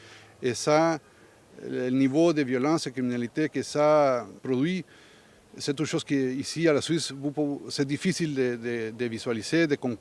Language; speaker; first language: French; non-native, learner; Spanish